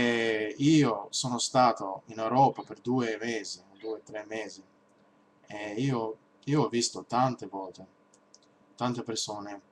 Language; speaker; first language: Italian; non-native, learner; English